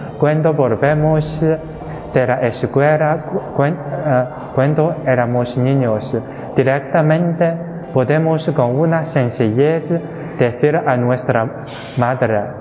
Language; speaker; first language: Spanish; non-native, fluent; Chinese